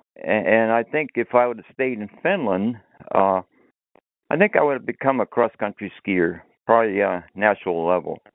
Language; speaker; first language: English; early bilingual, other home language; Finnish